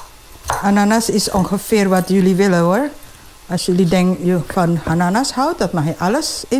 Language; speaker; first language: Dutch; non-native, fluent; Indonesian